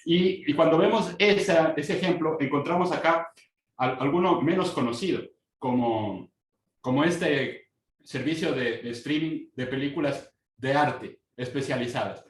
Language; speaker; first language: Spanish; native; Spanish